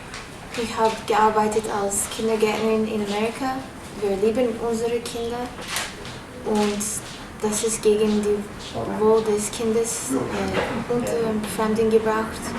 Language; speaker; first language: German; non-native, learner; English